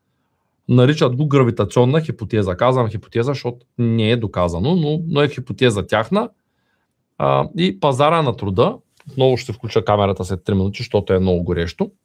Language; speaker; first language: Bulgarian; native; Bulgarian